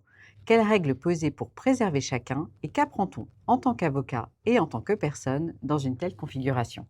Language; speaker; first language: French; native; French